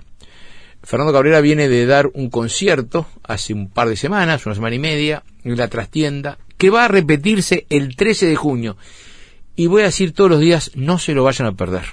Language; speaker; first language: Spanish; native; Spanish